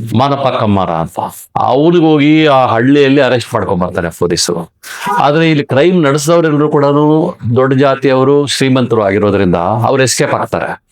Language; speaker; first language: Kannada; native; Kannada